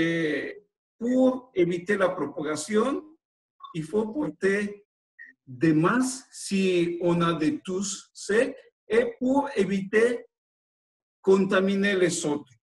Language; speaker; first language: French; non-native, fluent; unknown